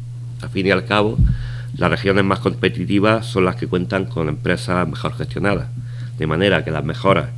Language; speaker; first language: Spanish; native; Spanish